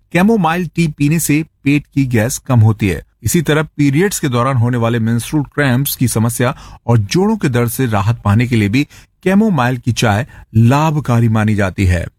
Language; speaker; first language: Hindi; native; Hindi